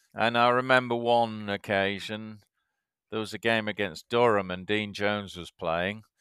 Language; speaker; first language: English; native; English